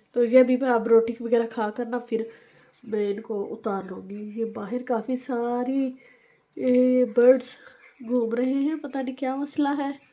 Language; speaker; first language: Urdu; native; Urdu